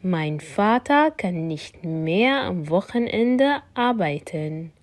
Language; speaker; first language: German; non-native, fluent; Arabic